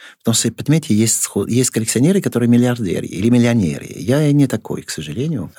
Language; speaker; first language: Russian; non-native, fluent; French